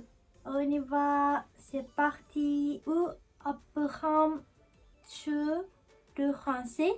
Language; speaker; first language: French; non-native, learner; Japanese